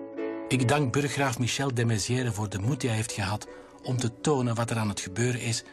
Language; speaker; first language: Dutch; native; Dutch